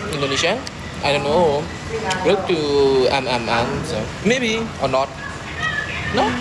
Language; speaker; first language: English; non-native, learner; Burmese